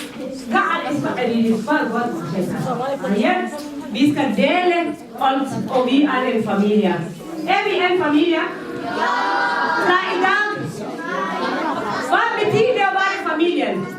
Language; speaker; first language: Swedish; non-native, fluent; Somali